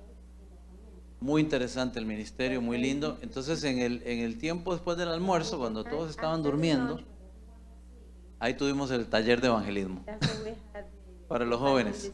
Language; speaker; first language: Spanish; native; Spanish